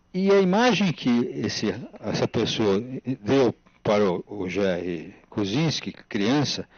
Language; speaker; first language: Portuguese; native; Portuguese